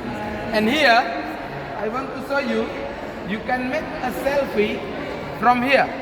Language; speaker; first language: English; non-native, learner; Indonesian